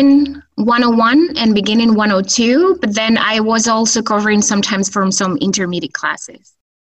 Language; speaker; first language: English; non-native, fluent; Spanish